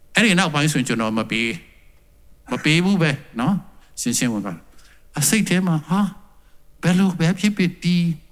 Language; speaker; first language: Burmese; non-native, local second language; Tedim Chin